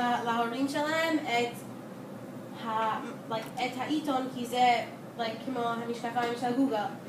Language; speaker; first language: Hebrew; early bilingual, other home language; English